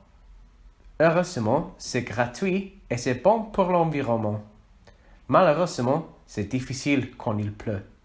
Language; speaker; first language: French; non-native, learner; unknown